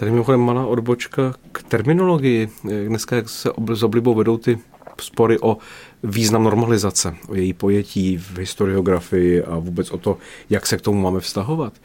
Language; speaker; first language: Czech; native; Czech